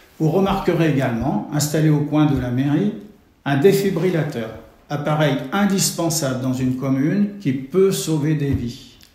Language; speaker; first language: French; native; French